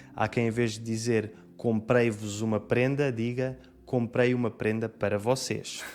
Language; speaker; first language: Portuguese; native; Portuguese